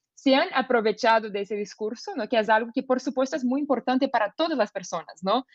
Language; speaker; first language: Spanish; non-native, fluent; Portuguese